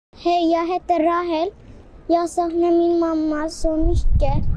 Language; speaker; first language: Swedish; non-native, learner; Tigrinya